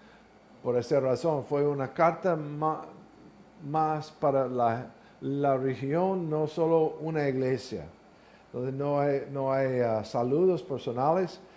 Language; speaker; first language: Spanish; non-native, learner; English